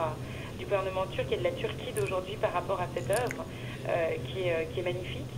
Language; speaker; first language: French; native; French